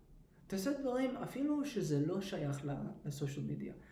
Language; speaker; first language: Hebrew; early bilingual, heritage; English